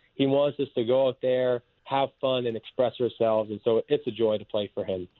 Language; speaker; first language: English; native; English